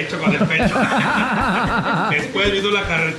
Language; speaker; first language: Spanish; native; Spanish